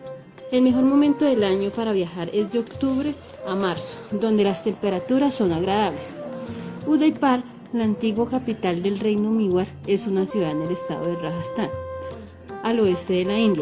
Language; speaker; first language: Spanish; native; Spanish